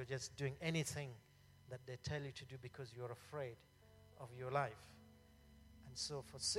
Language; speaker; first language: English; non-native, local second language; Acoli